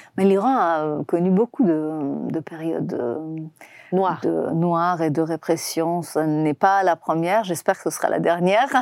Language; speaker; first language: French; non-native, fluent; Persian